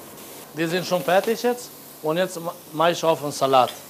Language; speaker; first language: German; non-native, fluent; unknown